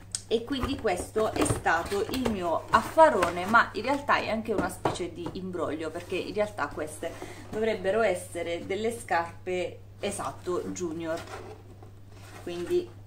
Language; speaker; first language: Italian; native; Italian